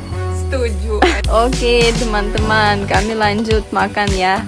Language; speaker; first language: Indonesian; non-native, learner; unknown